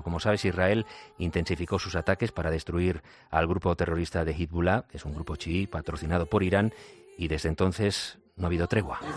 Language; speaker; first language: Spanish; native; Spanish